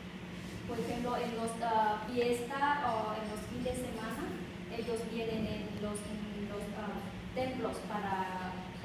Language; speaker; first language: Spanish; non-native, learner; Vietnamese